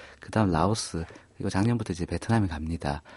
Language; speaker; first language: Korean; native; Korean